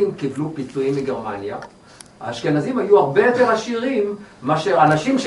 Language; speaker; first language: Hebrew; non-native, fluent; English